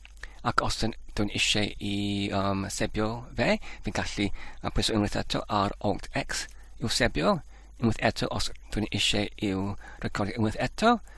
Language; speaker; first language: Welsh; non-native, learner; Polish